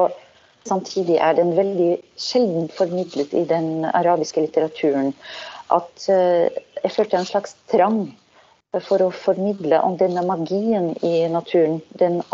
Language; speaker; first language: Norwegian; non-native, fluent; Arabic